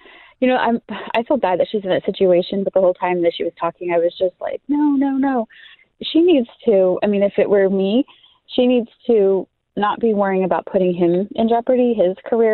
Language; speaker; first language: English; native; English